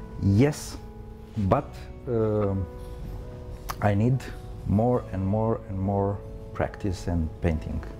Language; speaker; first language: English; non-native, learner; Romanian